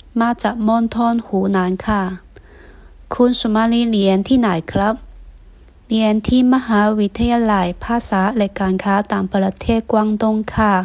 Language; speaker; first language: Thai; non-native, learner; Chinese